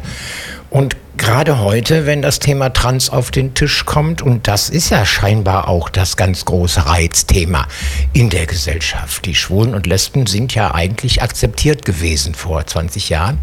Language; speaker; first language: German; native; German